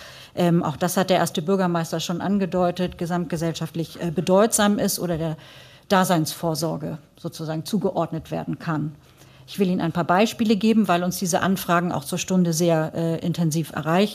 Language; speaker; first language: German; native; German